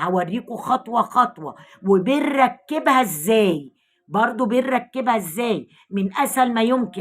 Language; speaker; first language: Arabic; native; Arabic